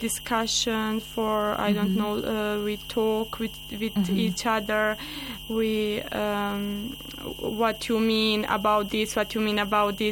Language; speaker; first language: English; non-native, learner; Bosnian